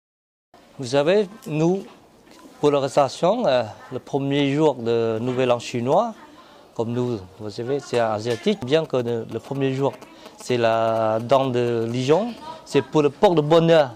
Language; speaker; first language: French; non-native, learner; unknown